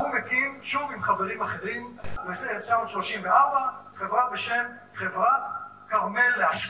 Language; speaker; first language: Hebrew; native; Hebrew